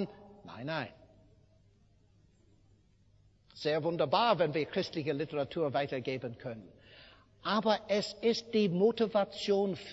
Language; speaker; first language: German; non-native, fluent; English